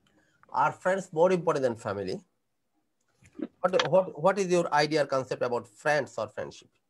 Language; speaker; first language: English; non-native, fluent; Bangla